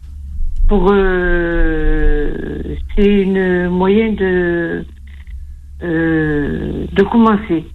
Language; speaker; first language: French; non-native, learner; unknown